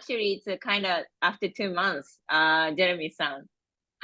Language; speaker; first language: English; non-native, fluent; Japanese